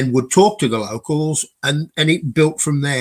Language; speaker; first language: English; native; English